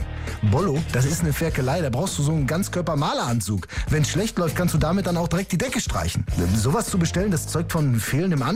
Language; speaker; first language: German; native; German